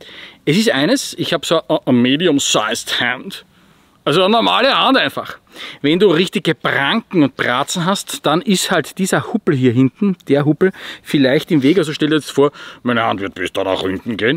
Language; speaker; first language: German; native; German